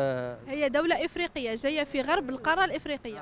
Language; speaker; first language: Arabic; native; Arabic